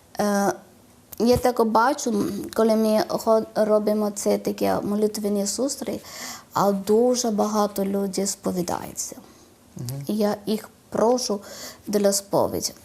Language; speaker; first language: Ukrainian; non-native, learner; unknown